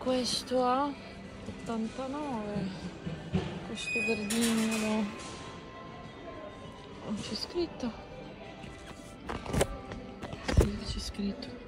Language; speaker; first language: Italian; non-native, fluent; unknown